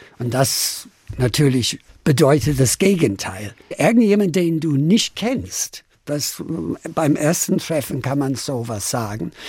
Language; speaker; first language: German; non-native, fluent; English